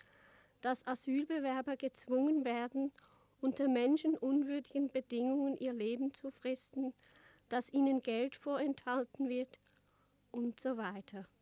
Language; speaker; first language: German; native; German